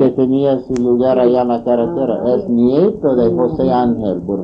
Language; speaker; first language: Spanish; non-native, fluent; English